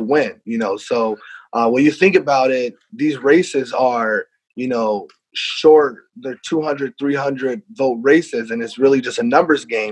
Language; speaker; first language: English; native; English